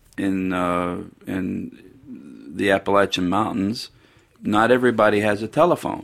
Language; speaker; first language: English; native; English